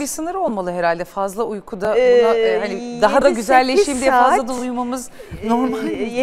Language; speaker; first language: Turkish; native; Turkish